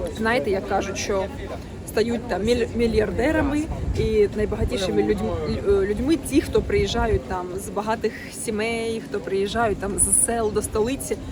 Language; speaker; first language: Ukrainian; non-native, local second language; Russian